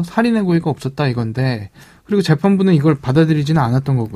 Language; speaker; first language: Korean; native; Korean